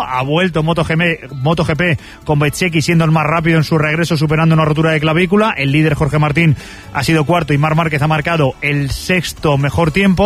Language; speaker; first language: Spanish; native; Spanish